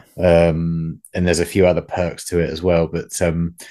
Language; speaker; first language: English; native; English